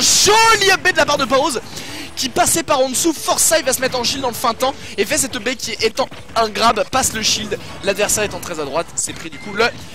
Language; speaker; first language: French; native; French